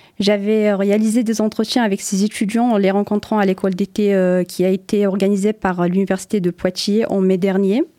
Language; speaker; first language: French; non-native, local second language; Arabic